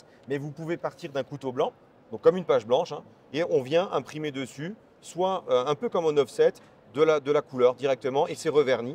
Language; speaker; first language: French; native; French